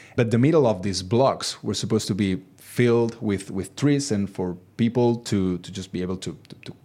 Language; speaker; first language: English; non-native, fluent; Catalan